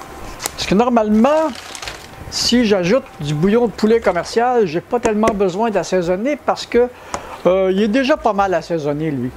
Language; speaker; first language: French; native; French